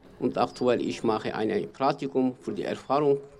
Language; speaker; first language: German; non-native, learner; Kurdish